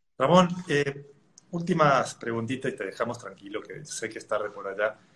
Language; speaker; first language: Spanish; native; Spanish